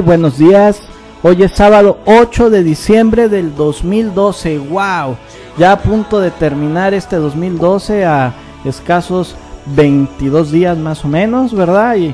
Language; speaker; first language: Spanish; native; Spanish